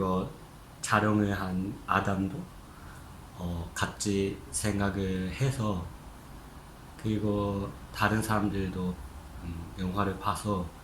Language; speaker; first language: Korean; non-native, fluent; Japanese